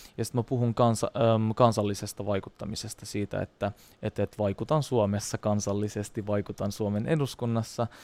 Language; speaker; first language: Finnish; non-native, fluent; Turkish